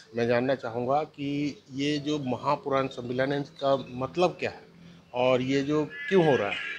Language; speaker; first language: Hindi; native; Hindi